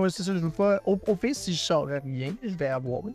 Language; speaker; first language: French; native; French